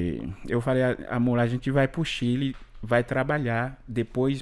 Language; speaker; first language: Portuguese; non-native, learner; Haitian Creole